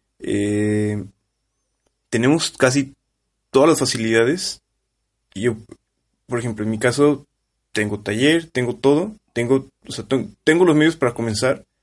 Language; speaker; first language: Spanish; native; Spanish